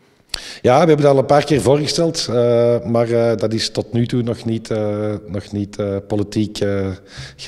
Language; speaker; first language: Dutch; native; Dutch